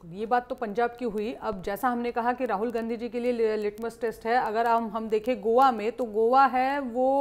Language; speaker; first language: Hindi; non-native, local second language; Marathi